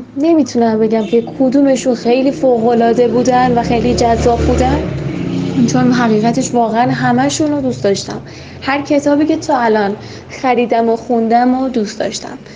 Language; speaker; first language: Persian; native; Persian